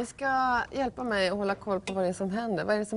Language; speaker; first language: Swedish; native; Swedish